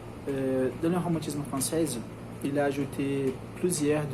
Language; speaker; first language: French; non-native, learner; Portuguese